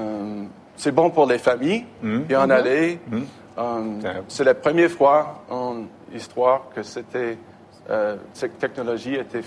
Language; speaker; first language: French; non-native, learner; English